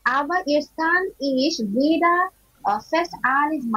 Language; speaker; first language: German; non-native, learner; Bangla